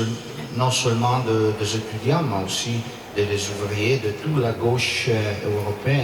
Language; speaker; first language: French; non-native, learner; Italian